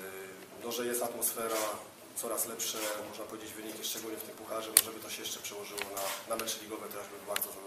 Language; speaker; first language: Polish; native; Polish